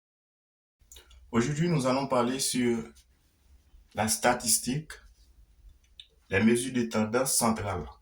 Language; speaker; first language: French; non-native, local second language; Haitian Creole